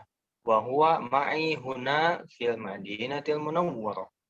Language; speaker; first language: Arabic; non-native, fluent; Indonesian